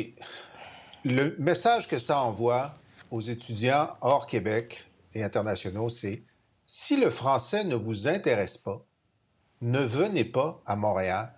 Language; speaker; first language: French; native; French